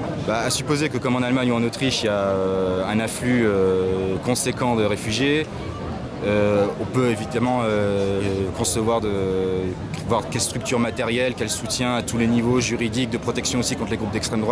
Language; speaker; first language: French; native; French